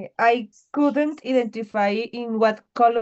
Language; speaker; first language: English; non-native, learner; Spanish